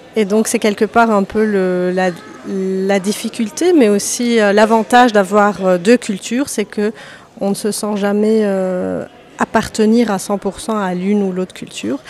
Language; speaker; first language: French; native; French